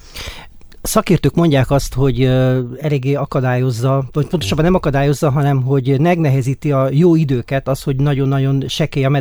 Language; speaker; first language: Hungarian; native; Hungarian